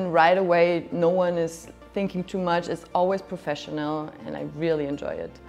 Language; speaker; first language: English; non-native, fluent; German